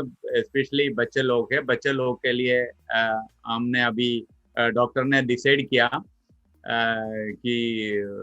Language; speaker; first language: Hindi; non-native, local second language; Malayalam